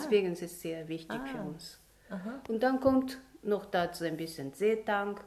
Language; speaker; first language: German; non-native, fluent; Japanese